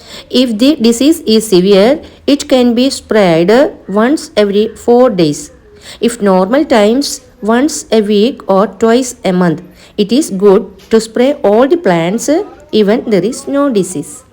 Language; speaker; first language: English; non-native, local second language; Malayalam